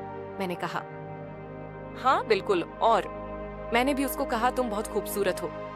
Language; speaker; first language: Hindi; native; Hindi